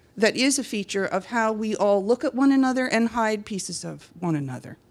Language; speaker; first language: English; native; English